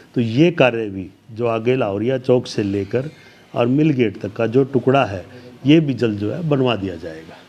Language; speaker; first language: Hindi; native; Hindi